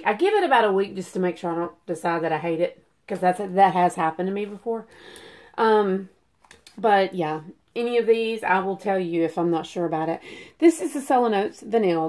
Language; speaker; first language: English; native; English